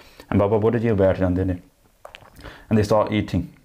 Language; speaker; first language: English; early bilingual, other home language; Punjabi